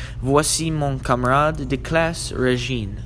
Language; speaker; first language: French; non-native, learner; English